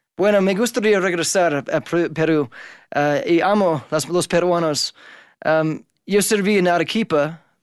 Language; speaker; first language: Spanish; non-native, fluent; English